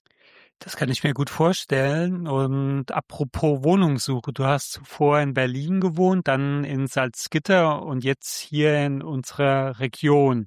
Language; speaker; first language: German; native; German